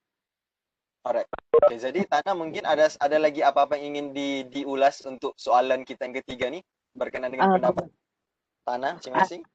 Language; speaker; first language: Malay; native; Malay